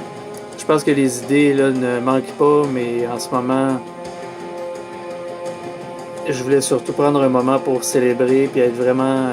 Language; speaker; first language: French; native; French